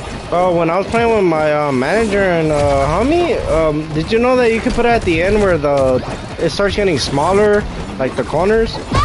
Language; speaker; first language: English; early bilingual, other home language; Spanish